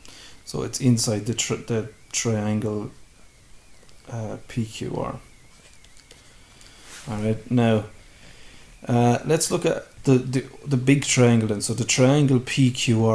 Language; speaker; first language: English; native; English